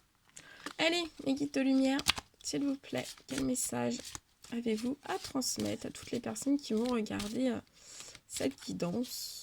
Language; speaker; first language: French; native; French